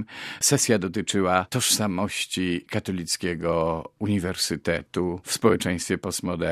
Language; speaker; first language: Polish; native; Polish